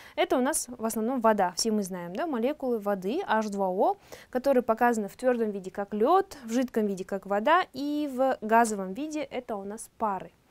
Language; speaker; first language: Russian; non-native, local second language; Kazakh